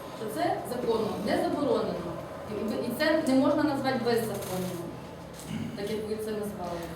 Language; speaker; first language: Ukrainian; native; Ukrainian